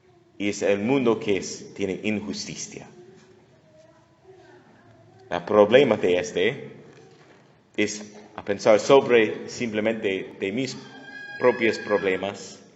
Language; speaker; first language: Spanish; non-native, fluent; English